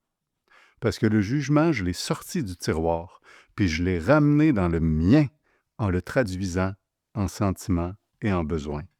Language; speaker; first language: French; native; French